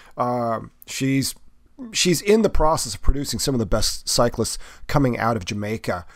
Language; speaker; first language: English; native; English